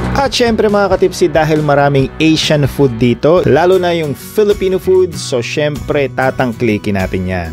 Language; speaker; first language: Filipino; native; Filipino